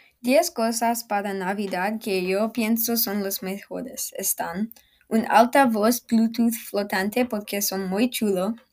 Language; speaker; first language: Spanish; non-native, learner; English